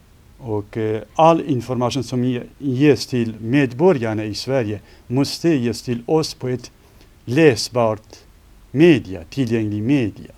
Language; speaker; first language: Swedish; non-native, fluent; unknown